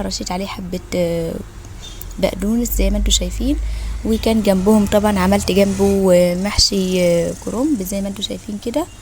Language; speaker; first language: Arabic; native; Arabic